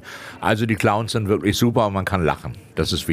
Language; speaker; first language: German; native; German